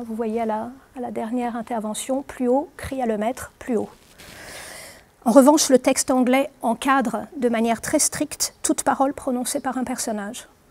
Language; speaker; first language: French; native; French